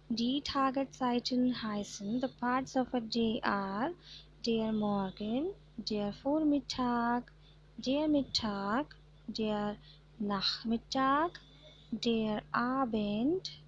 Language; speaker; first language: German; non-native, fluent; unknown